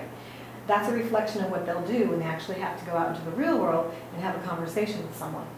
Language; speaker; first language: English; native; English